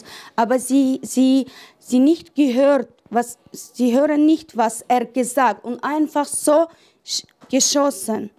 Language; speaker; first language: German; non-native, learner; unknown